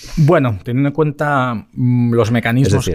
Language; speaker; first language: Spanish; native; Spanish